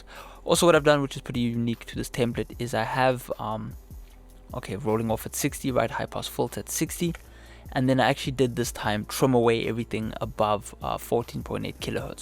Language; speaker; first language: English; native; English